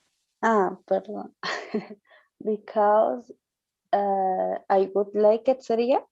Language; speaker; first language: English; non-native, learner; Spanish